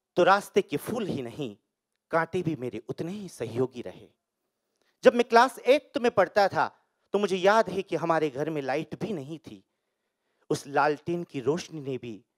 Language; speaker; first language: Hindi; native; Hindi